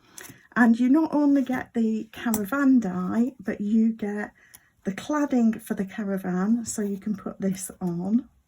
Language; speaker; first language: English; native; English